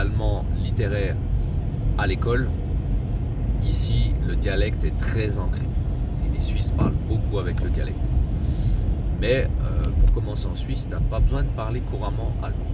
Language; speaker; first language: French; native; French